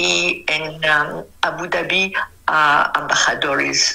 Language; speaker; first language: Spanish; non-native, fluent; Arabic